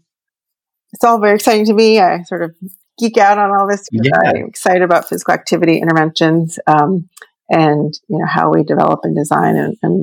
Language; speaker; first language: English; native; English